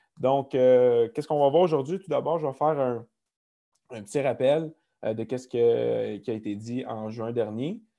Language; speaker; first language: French; native; French